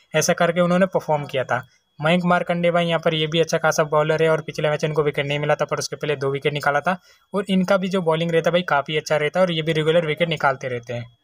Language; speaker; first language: Hindi; native; Hindi